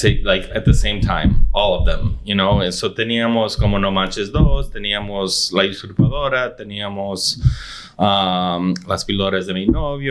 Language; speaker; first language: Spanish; early bilingual, heritage; English